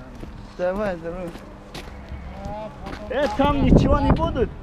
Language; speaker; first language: Russian; non-native, learner; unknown